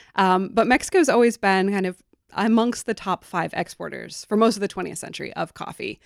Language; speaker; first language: English; native; English